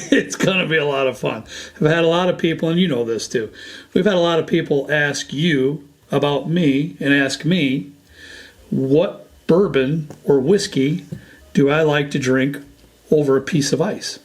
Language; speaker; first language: English; native; English